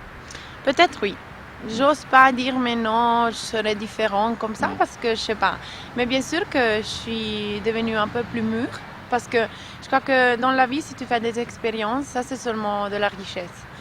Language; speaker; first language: French; non-native, local second language; Italian